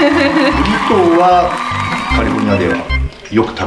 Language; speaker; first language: Japanese; native; Japanese